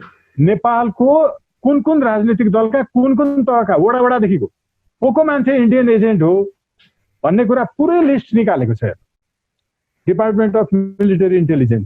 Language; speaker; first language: Nepali; native; Nepali